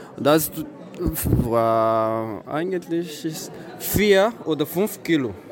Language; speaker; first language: German; non-native, learner; Arabic